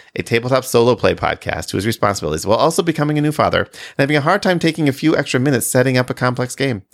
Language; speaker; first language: English; native; English